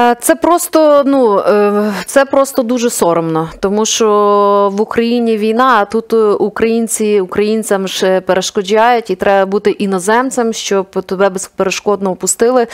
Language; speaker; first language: Ukrainian; native; Ukrainian